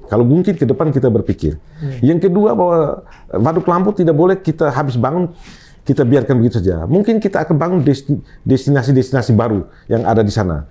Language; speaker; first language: Indonesian; non-native, local second language; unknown